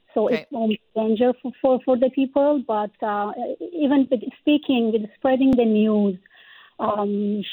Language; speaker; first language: English; non-native, fluent; Persian